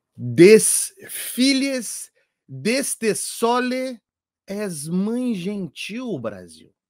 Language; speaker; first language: Portuguese; native; Portuguese